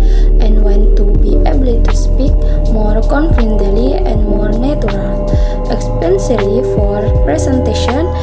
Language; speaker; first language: English; non-native, learner; Indonesian